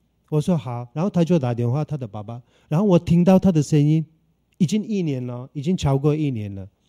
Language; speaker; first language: Chinese; non-native, fluent; Turkish